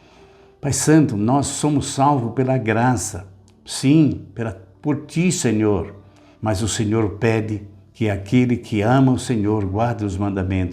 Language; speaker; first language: Portuguese; native; Portuguese